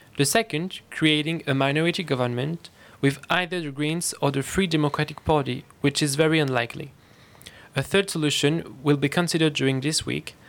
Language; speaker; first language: English; non-native, fluent; French